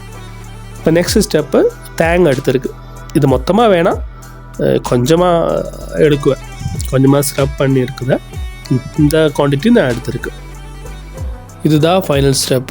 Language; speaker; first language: Tamil; non-native, learner; Malayalam